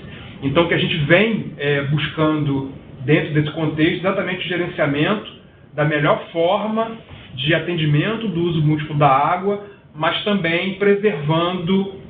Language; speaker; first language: Portuguese; native; Portuguese